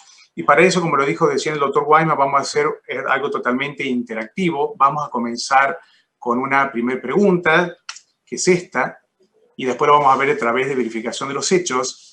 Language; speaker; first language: Spanish; native; Spanish